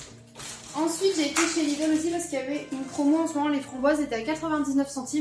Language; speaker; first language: French; native; French